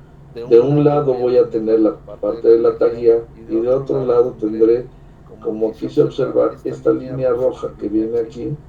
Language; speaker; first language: Spanish; native; Spanish